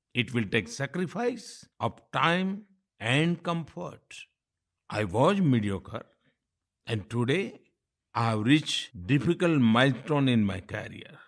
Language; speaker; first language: English; non-native, local second language; Hindi